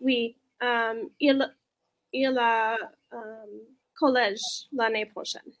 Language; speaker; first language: French; non-native, learner; English